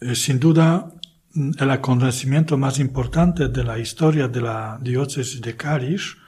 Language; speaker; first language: Spanish; non-native, fluent; Polish